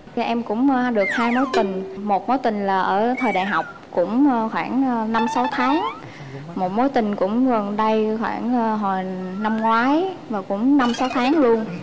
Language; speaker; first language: Vietnamese; native; Vietnamese